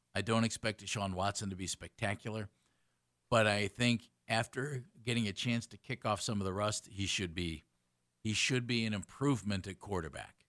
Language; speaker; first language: English; native; English